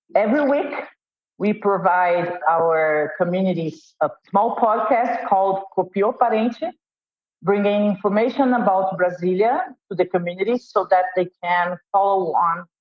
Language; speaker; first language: English; non-native, fluent; Portuguese